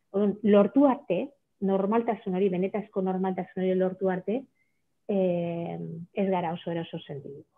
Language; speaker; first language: Basque; non-native, local second language; Spanish